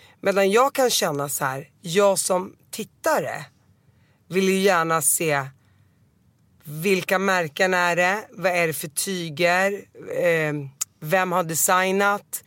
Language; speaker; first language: Swedish; early bilingual, other home language; Arabic